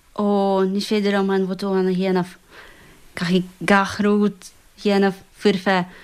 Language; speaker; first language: Irish; non-native, fluent; Russian